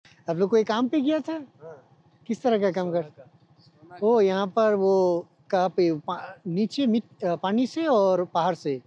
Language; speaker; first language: Hindi; non-native, fluent; Bangla